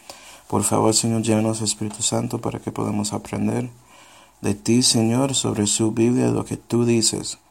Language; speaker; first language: Spanish; non-native, fluent; English